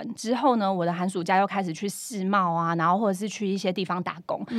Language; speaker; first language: Chinese; native; Chinese